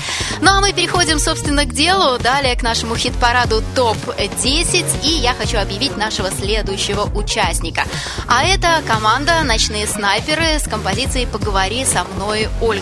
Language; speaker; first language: Russian; native; Russian